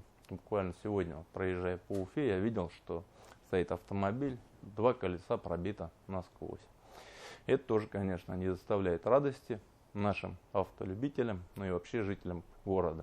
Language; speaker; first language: Russian; native; Russian